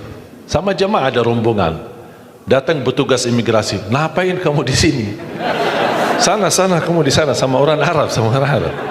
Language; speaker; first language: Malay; non-native, fluent; Arabic